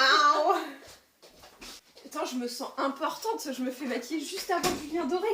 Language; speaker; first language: French; native; French